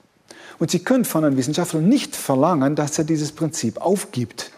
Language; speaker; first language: German; non-native, fluent; Dutch